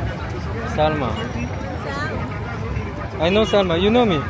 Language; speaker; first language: English; non-native, learner; French